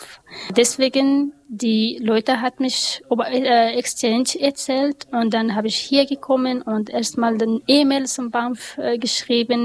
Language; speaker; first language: German; non-native, learner; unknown